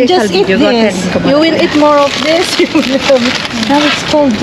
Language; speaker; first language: English; non-native, learner; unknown